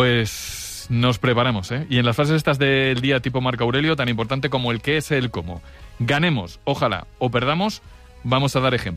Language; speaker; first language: Spanish; native; Spanish